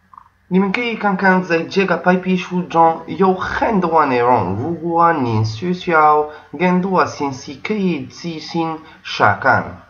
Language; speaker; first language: Chinese; non-native, learner; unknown